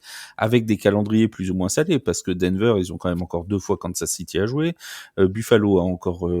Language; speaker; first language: French; native; French